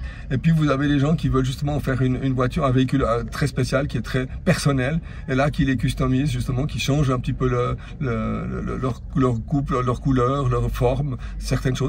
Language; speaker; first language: French; native; French